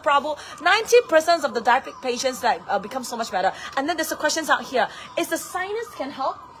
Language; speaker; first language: English; non-native, local second language; Chinese